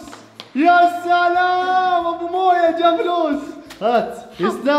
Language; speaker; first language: Arabic; native; Arabic